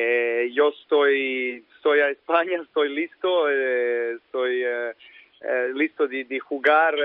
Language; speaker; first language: Spanish; non-native, learner; Serbian